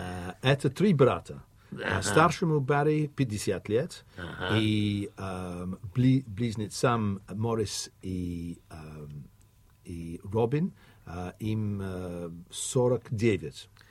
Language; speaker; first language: Russian; non-native, fluent; English